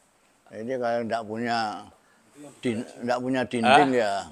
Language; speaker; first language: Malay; non-native, local second language; Javanese